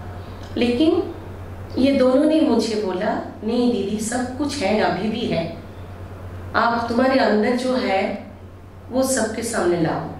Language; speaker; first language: Hindi; non-native, local second language; Bangla